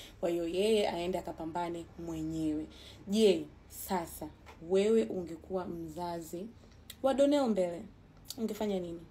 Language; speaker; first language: Swahili; native; Swahili